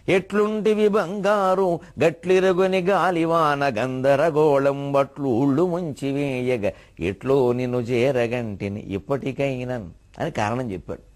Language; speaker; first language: Telugu; native; Telugu